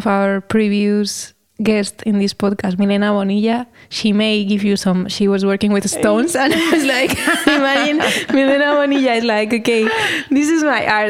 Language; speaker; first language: English; non-native, fluent; Spanish